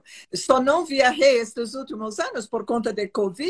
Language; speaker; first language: Spanish; non-native, fluent; Portuguese